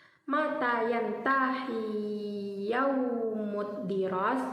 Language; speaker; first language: Arabic; non-native, learner; Indonesian